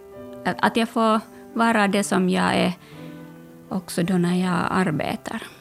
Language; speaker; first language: Swedish; non-native, local second language; Finnish